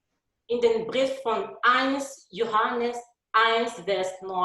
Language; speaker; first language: German; non-native, learner; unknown